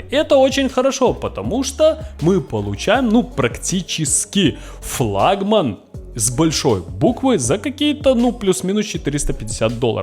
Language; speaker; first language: Russian; native; Russian